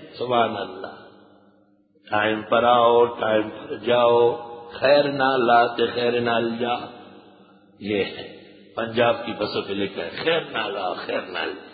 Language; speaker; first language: Urdu; non-native, local second language; Pashto